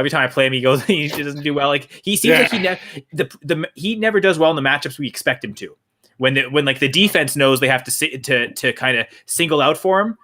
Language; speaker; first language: English; native; English